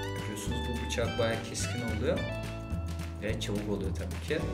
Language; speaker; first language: Turkish; early bilingual, heritage; Turkish